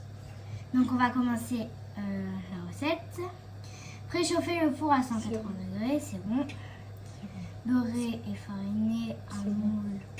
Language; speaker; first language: French; native; French